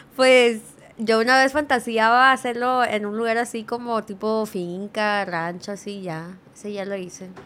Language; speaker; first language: Spanish; early bilingual, heritage; Spanish